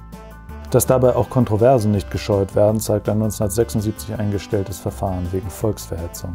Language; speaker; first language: German; native; German